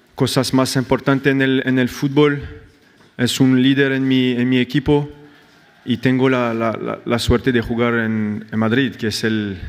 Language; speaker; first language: Spanish; non-native, fluent; French